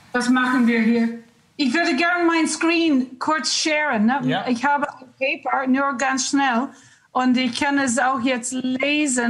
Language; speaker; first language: German; non-native, learner; English